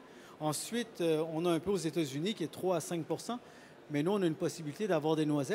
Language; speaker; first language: French; native; French